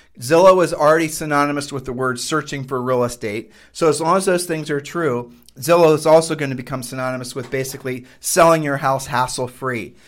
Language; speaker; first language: English; native; English